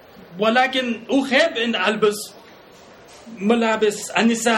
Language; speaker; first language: Arabic; non-native, learner; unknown